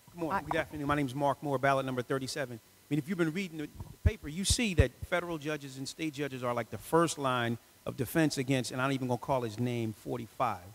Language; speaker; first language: English; native; English